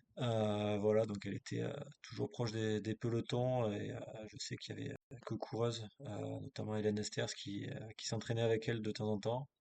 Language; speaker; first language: French; native; French